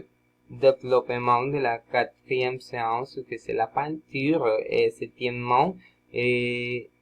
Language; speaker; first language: French; non-native, learner; Spanish